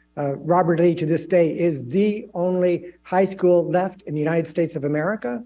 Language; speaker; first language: English; native; English